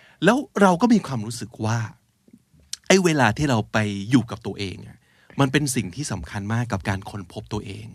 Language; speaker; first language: Thai; native; Thai